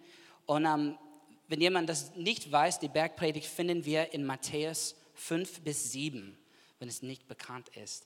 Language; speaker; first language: German; non-native, fluent; English